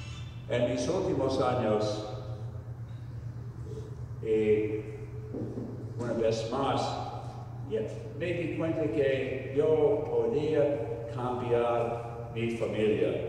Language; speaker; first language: Spanish; non-native, fluent; English